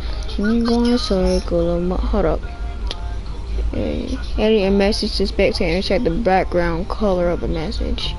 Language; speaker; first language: English; native; English